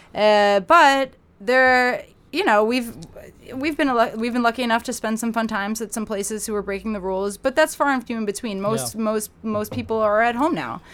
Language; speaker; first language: English; native; English